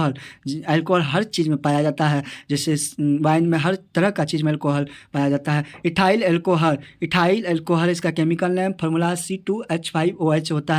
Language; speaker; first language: Hindi; native; Hindi